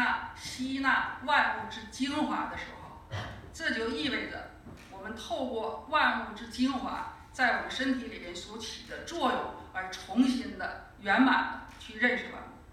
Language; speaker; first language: Chinese; native; Chinese